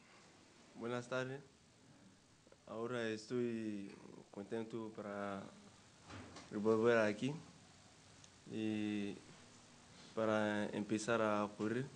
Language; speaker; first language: Spanish; non-native, learner; French